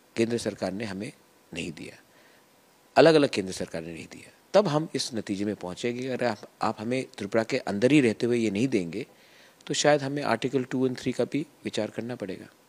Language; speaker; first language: Hindi; non-native, local second language; Kok Borok